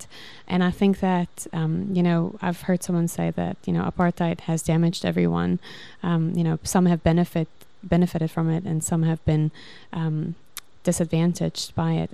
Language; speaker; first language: English; non-native, local second language; Afrikaans